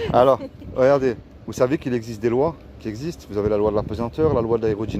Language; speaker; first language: French; native; French